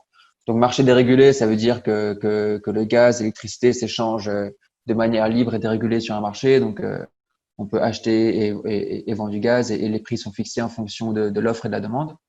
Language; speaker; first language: French; native; French